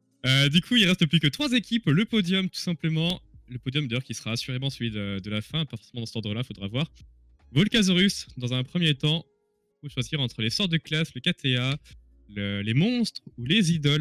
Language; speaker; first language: French; native; French